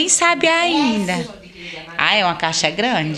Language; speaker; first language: Portuguese; native; Portuguese